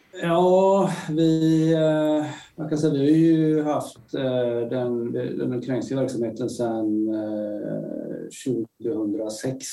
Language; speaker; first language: Swedish; native; Swedish